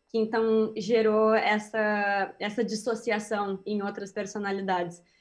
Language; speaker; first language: Portuguese; native; Portuguese